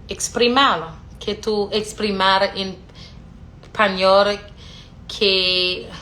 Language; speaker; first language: Spanish; non-native, learner; Haitian Creole